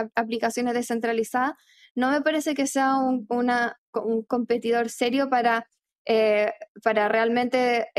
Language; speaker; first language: Spanish; native; Spanish